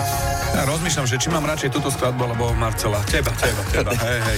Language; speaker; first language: Slovak; native; Slovak